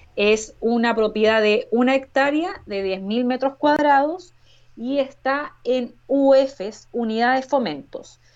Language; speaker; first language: Spanish; native; Spanish